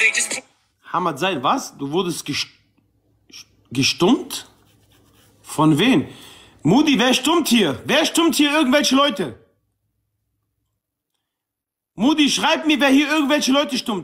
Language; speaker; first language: German; non-native, local second language; Arabic